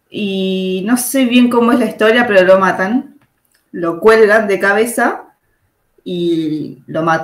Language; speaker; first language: Spanish; native; Spanish